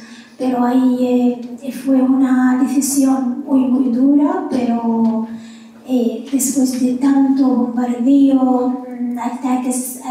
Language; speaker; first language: Spanish; non-native, fluent; Arabic